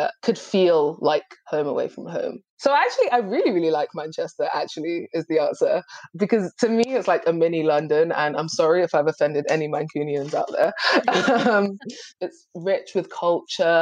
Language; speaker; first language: English; native; English